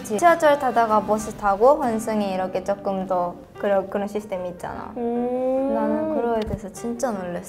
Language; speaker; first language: Korean; non-native, fluent; Japanese